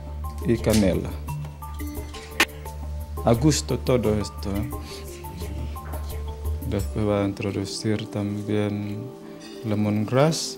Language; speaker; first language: Spanish; non-native, fluent; Indonesian